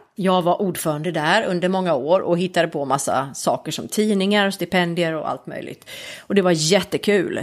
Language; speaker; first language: Swedish; native; Swedish